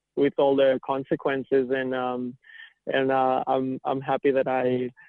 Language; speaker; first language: English; non-native, fluent; Catalan